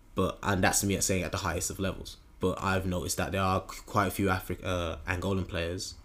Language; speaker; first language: English; native; English